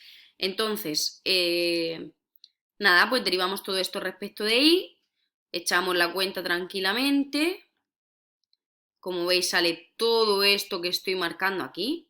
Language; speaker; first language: Spanish; native; Spanish